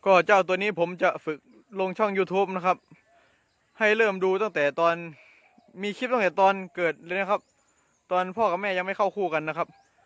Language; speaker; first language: Thai; non-native, local second language; Northeastern Thai